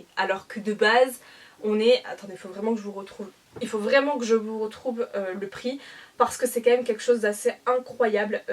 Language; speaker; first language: French; native; French